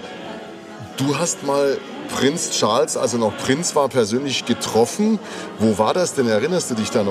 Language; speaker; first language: German; native; German